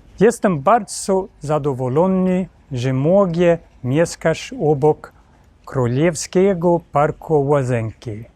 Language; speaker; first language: Polish; non-native, learner; Swedish